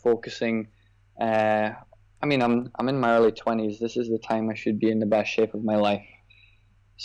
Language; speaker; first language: English; native; English